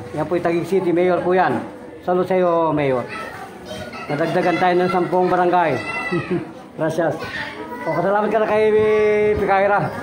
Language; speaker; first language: Filipino; non-native, local second language; Cebuano